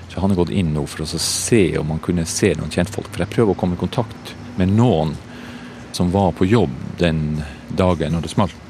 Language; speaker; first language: Norwegian; native; Norwegian